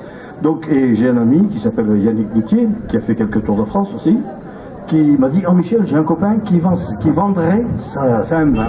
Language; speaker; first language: French; native; French